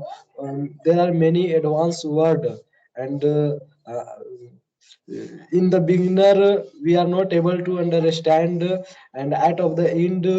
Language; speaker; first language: English; non-native, learner; Hindi